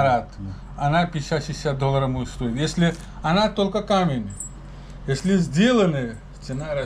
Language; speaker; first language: Russian; non-native, learner; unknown